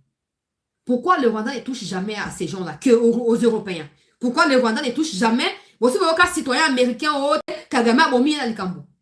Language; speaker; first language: French; non-native, local second language; Lingala